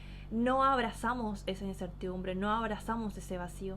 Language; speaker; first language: Spanish; native; Spanish